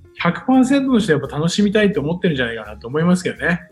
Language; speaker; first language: Japanese; native; Japanese